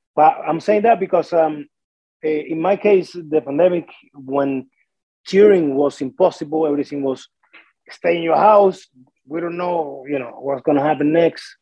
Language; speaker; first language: English; non-native, fluent; Spanish